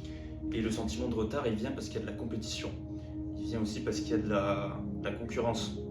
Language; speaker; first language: French; native; French